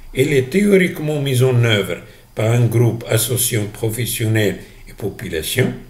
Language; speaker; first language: French; non-native, local second language; Arabic